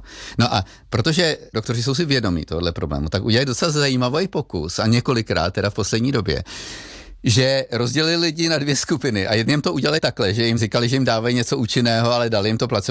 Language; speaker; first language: Czech; native; Czech